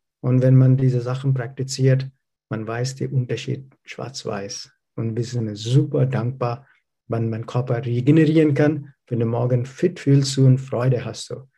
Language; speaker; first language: German; non-native, learner; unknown